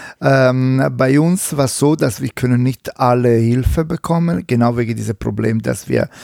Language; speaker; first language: German; non-native, fluent; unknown